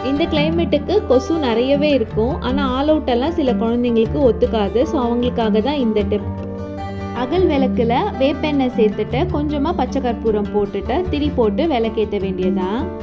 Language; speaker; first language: Tamil; native; Tamil